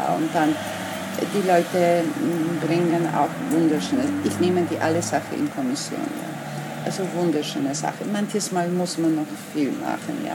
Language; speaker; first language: German; non-native, learner; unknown